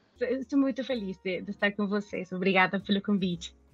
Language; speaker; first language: Portuguese; non-native, fluent; Spanish